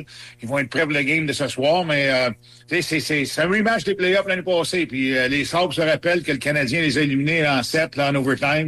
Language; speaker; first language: French; native; French